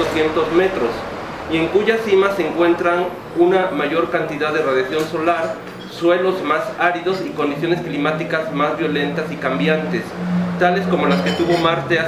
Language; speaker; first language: Spanish; native; Spanish